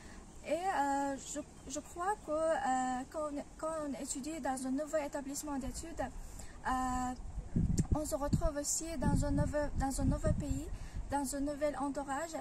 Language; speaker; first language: French; non-native, fluent; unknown